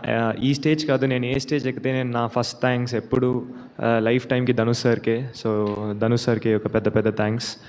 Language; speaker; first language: Telugu; non-native, learner; Tamil